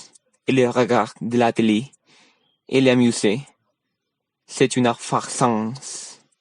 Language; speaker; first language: French; non-native, learner; Spanish